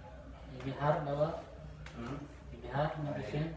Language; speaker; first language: Arabic; non-native, learner; Indonesian